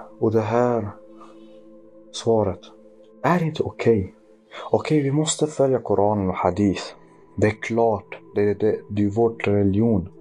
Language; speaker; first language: Swedish; early bilingual, other home language; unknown